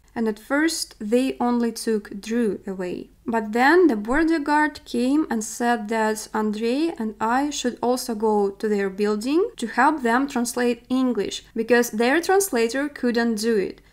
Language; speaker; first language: English; non-native, fluent; Russian